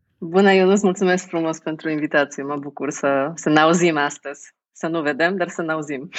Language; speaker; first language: Romanian; non-native, fluent; Polish